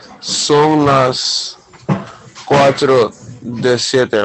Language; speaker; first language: Spanish; non-native, learner; English